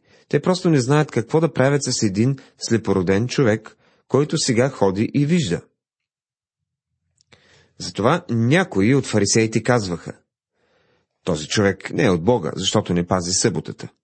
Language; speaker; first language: Bulgarian; native; Bulgarian